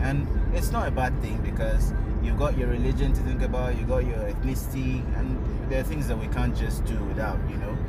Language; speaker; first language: English; non-native, local second language; Hausa